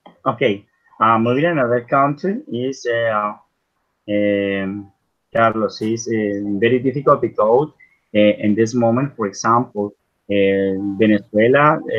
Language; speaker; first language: English; non-native, learner; Spanish